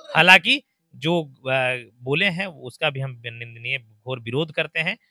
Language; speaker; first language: Hindi; native; Hindi